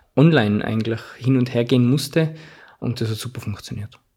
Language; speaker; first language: German; native; German